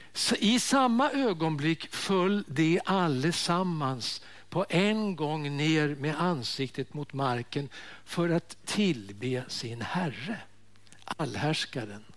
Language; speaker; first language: Swedish; native; Swedish